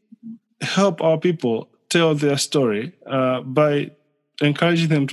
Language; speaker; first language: English; non-native, local second language; Nyanja